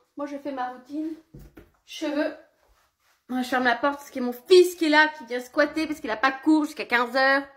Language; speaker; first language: French; early bilingual, other home language; Portuguese